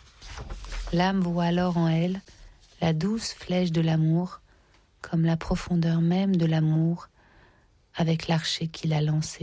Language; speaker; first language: French; native; French